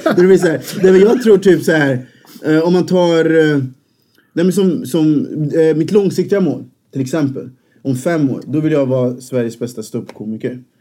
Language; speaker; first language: Swedish; native; Swedish